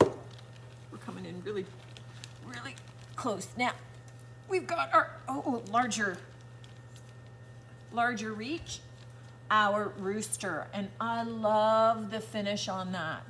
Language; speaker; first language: English; native; English